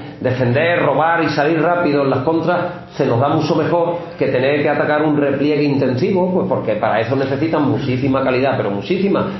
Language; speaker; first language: Spanish; native; Spanish